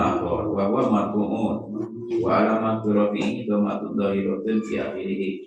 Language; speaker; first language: Arabic; non-native, learner; Indonesian